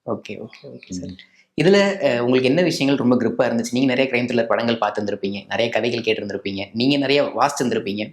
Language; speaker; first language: Tamil; native; Tamil